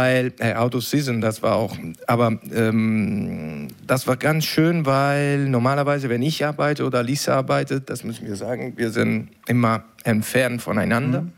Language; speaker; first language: German; non-native, learner; Italian